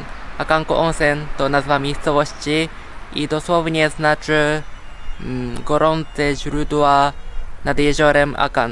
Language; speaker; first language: Polish; non-native, fluent; Japanese